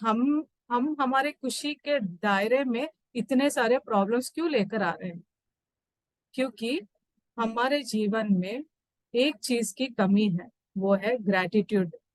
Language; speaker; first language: Hindi; native; Hindi